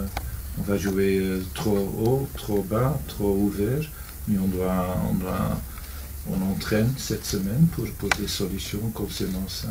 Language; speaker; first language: French; non-native, local second language; Dutch